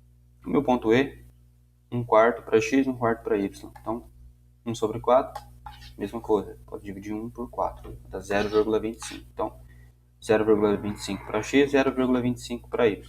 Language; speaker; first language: Portuguese; native; Portuguese